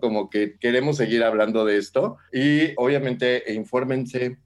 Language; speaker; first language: Spanish; native; Spanish